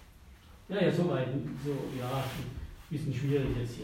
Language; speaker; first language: German; native; German